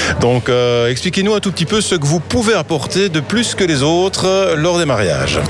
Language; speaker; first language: French; native; French